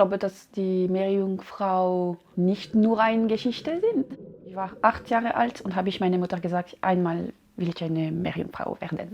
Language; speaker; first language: German; non-native, learner; French